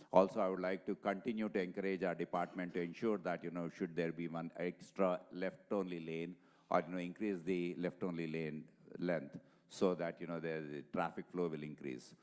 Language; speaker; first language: English; non-native, local second language; Telugu